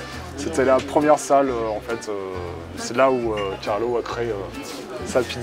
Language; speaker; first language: French; native; French